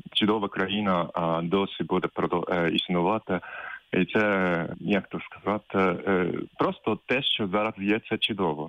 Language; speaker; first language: Ukrainian; non-native, fluent; Japanese